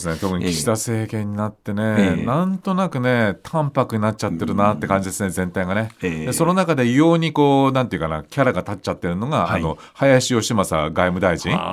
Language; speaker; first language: Japanese; native; Japanese